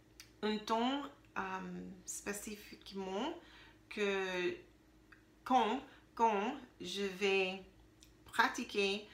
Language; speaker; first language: French; non-native, learner; English